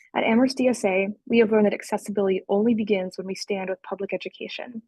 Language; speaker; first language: English; native; English